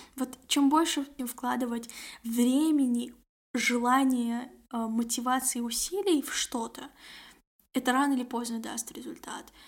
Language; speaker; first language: Russian; native; Russian